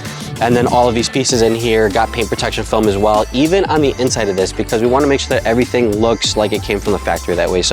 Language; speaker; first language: English; native; English